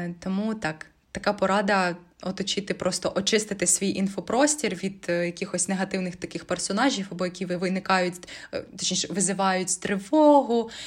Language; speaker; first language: Ukrainian; native; Ukrainian